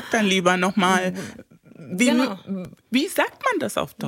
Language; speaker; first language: German; non-native, fluent; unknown